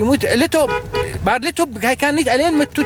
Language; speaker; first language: Dutch; non-native, learner; Arabic